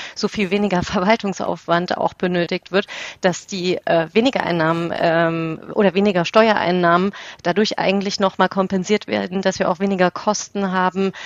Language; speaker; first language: German; native; German